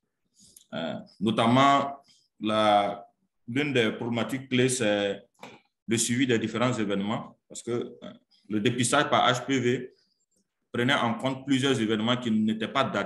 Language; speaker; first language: French; non-native, local second language; Mossi